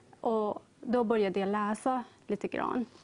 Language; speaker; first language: Swedish; non-native, learner; Persian